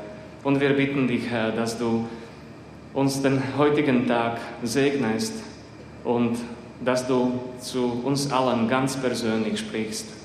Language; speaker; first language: German; non-native, fluent; Slovak